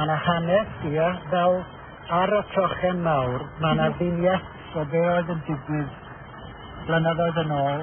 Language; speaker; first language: Welsh; native; Welsh